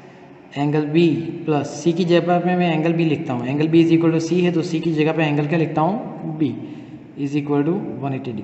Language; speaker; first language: Hindi; native; Hindi